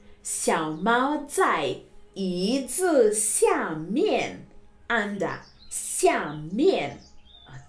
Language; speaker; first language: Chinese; non-native, fluent; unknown